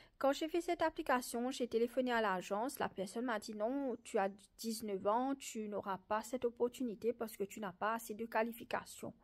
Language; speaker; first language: French; non-native, local second language; Morisyen